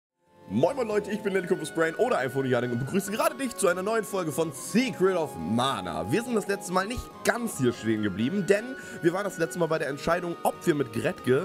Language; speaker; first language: German; native; German